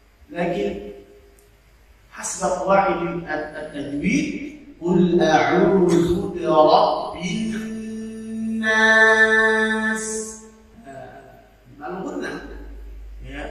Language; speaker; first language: Arabic; non-native, fluent; Indonesian